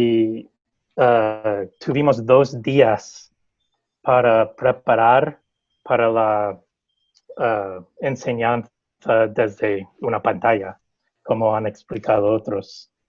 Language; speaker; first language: Spanish; non-native, fluent; English